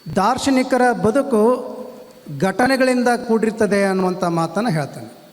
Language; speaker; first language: Kannada; native; Kannada